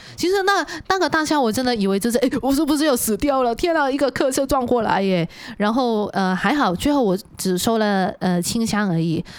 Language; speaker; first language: Chinese; non-native, local second language; Cantonese